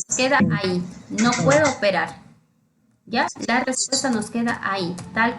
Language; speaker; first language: Spanish; native; Spanish